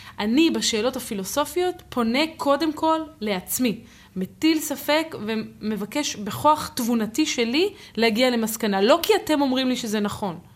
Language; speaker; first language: Hebrew; native; Hebrew